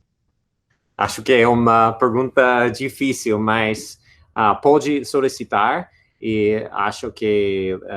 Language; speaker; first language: Portuguese; non-native, fluent; English